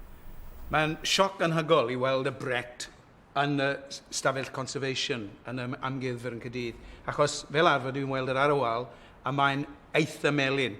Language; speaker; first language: Welsh; native; Welsh